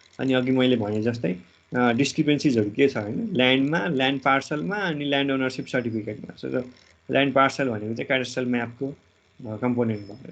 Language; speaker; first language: Nepali; native; Nepali